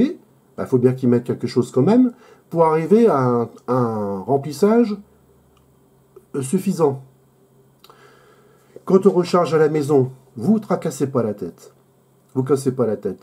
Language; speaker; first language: French; native; French